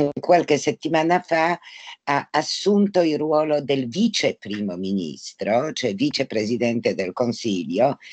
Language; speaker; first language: Italian; non-native, fluent; Polish